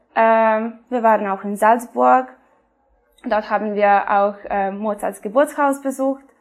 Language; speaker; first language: German; non-native, fluent; Serbian